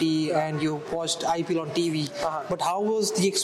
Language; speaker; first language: English; non-native, local second language; Punjabi